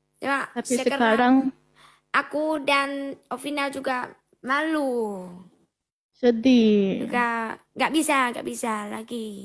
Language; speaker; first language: Indonesian; non-native, learner; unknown